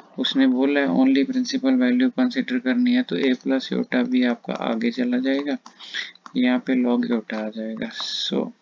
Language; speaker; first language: Hindi; non-native, local second language; Punjabi